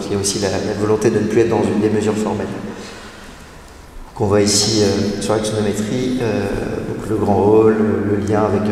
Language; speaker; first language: French; native; French